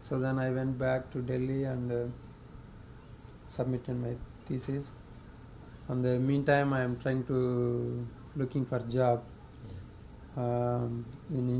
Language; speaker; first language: English; non-native, local second language; Tamil